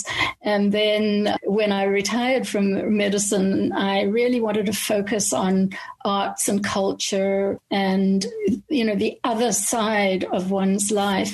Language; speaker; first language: English; native; English